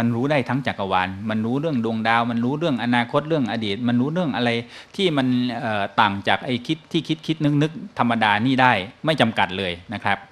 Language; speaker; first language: Thai; native; Thai